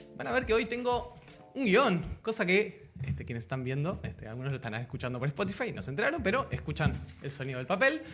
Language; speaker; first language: Spanish; native; Spanish